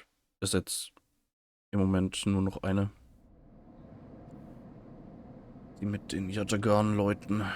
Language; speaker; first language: German; native; German